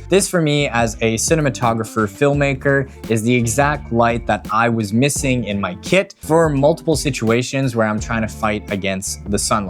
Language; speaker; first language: English; native; English